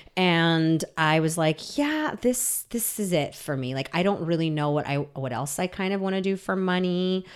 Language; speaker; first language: English; early bilingual, other home language; Russian